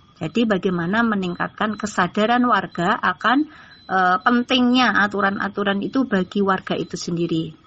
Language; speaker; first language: Indonesian; non-native, local second language; Javanese